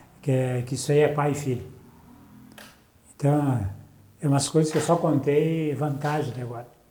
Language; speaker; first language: Portuguese; native; Portuguese